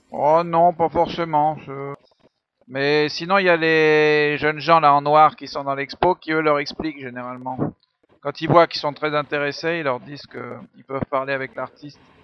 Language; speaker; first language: French; native; French